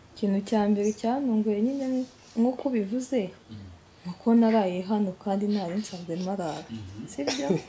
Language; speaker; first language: Kinyarwanda; native; Kinyarwanda